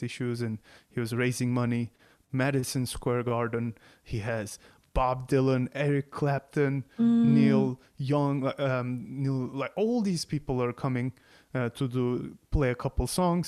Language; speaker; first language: English; non-native, fluent; Turkish